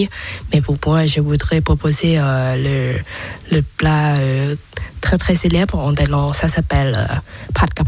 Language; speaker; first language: French; non-native, learner; Thai